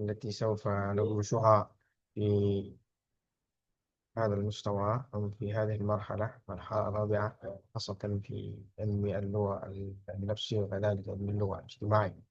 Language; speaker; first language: Arabic; non-native, fluent; Indonesian